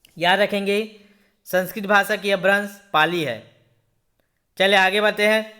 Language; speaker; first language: Hindi; native; Hindi